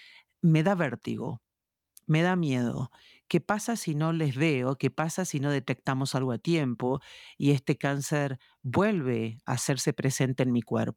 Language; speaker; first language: Spanish; native; Spanish